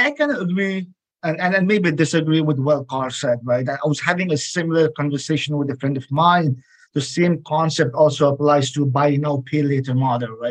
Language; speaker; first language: English; non-native, local second language; Nepali